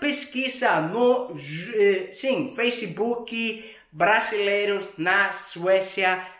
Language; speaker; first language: Portuguese; non-native, fluent; Swedish